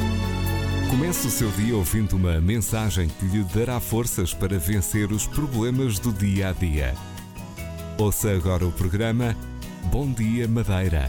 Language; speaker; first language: Portuguese; native; Portuguese